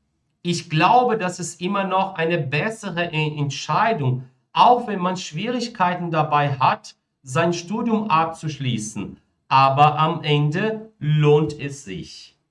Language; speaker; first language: German; non-native, fluent; Portuguese